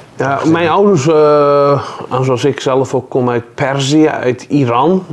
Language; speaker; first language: Dutch; non-native, fluent; Persian